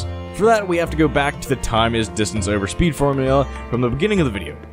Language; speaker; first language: English; native; English